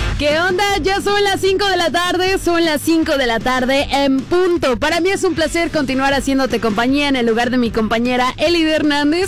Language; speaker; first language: Spanish; native; Spanish